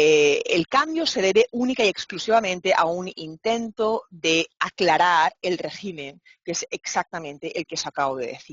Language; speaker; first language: Spanish; native; Spanish